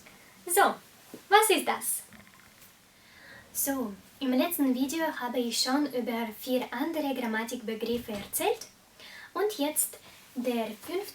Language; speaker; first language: German; non-native, fluent; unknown